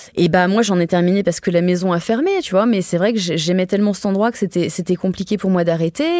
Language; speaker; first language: French; native; French